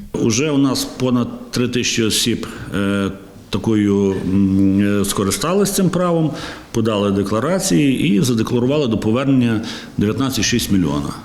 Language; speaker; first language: Ukrainian; native; Ukrainian